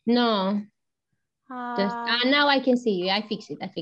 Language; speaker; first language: English; non-native, learner; Albanian